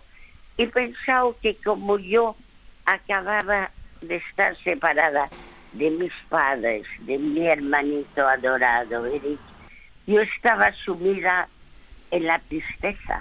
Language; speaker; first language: Spanish; early bilingual, other home language; French